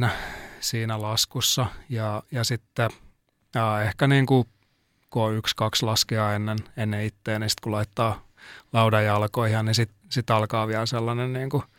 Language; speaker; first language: Finnish; native; Finnish